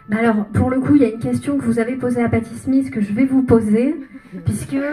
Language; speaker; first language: French; native; French